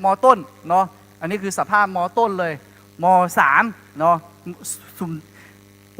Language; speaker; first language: Thai; non-native, local second language; Akha